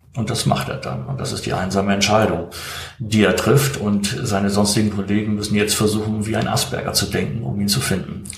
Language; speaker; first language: German; native; German